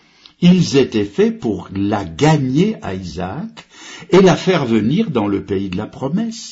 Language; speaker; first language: French; native; French